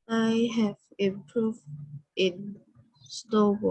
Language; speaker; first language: English; non-native, learner; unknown